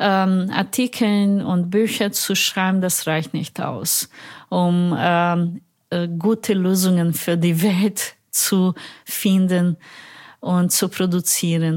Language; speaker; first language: German; non-native, fluent; Portuguese